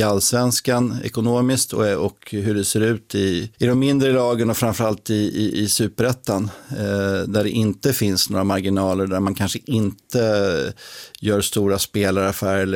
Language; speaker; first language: Swedish; native; Swedish